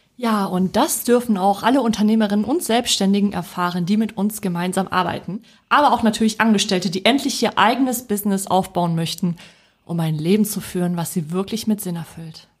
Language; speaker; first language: German; early bilingual, other home language; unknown